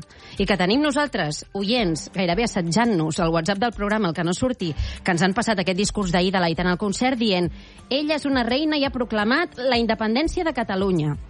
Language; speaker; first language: Catalan; native; Catalan